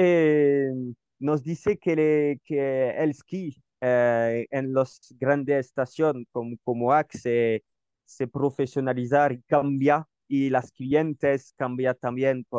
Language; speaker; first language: Spanish; non-native, learner; French